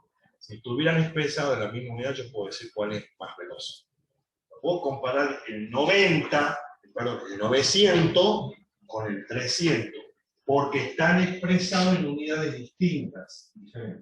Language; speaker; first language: Spanish; native; Spanish